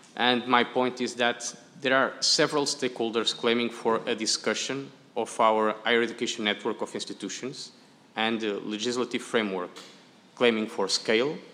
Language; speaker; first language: English; non-native, fluent; Portuguese